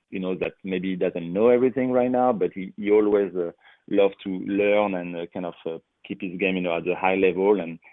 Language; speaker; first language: English; non-native, fluent; French